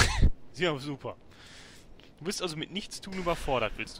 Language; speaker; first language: German; native; German